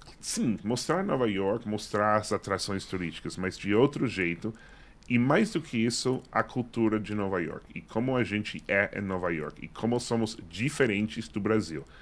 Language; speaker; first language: Portuguese; non-native, fluent; English